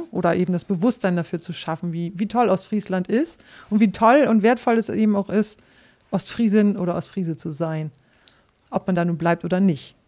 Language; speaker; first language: German; native; German